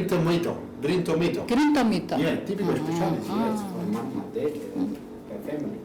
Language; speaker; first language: English; non-native, learner; Italian